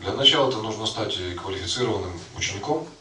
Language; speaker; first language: Russian; native; Russian